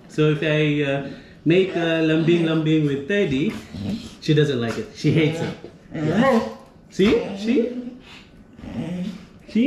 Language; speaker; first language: English; non-native, local second language; Filipino